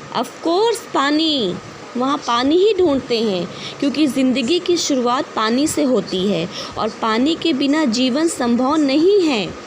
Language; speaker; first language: Hindi; native; Hindi